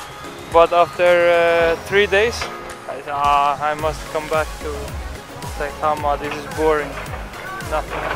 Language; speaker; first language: English; non-native, fluent; Swedish